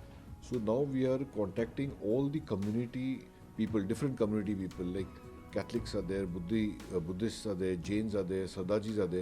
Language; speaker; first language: English; non-native, local second language; Hindi